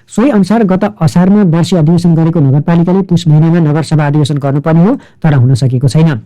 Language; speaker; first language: Nepali; native; Nepali